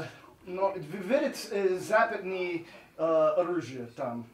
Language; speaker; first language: Russian; non-native, learner; English